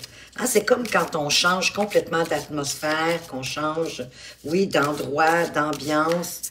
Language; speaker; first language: French; native; French